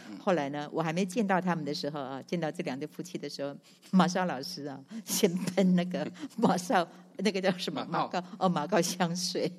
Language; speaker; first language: Chinese; non-native, local second language; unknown